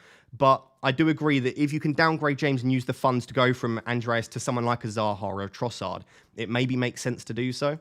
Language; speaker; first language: English; native; English